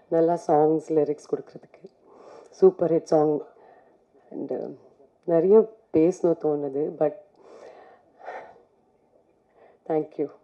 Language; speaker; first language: Tamil; non-native, fluent; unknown